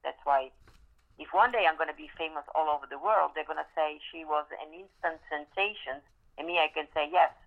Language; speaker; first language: English; non-native, fluent; Italian